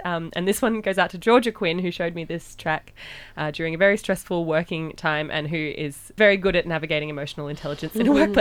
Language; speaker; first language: English; native; English